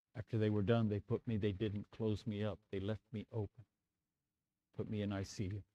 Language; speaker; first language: English; native; English